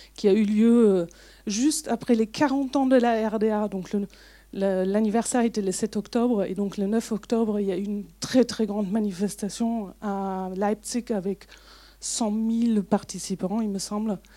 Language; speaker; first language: French; non-native, fluent; German